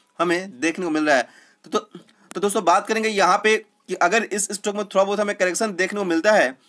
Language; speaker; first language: Hindi; native; Hindi